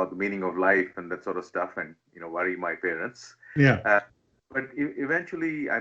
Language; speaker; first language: English; non-native, local second language; Telugu